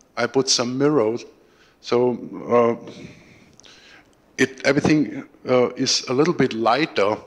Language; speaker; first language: English; non-native, fluent; German